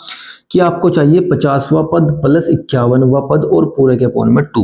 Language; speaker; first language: Hindi; native; Hindi